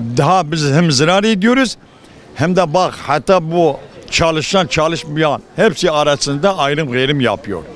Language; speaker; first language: Turkish; non-native, local second language; Kurdish